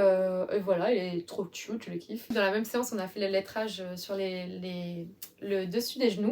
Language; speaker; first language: French; native; French